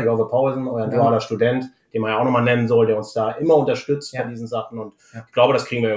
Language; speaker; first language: German; native; German